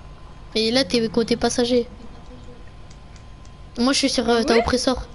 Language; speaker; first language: French; native; French